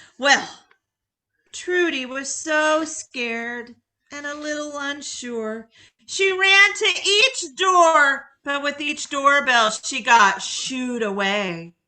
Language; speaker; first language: English; native; English